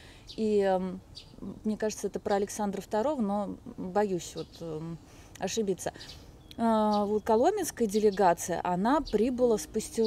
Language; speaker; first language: Russian; native; Russian